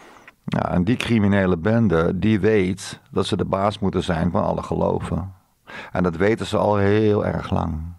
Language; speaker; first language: Dutch; native; Dutch